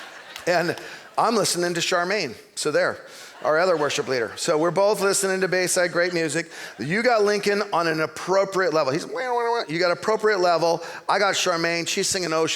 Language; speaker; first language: English; native; English